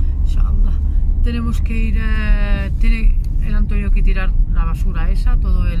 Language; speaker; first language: Spanish; native; Spanish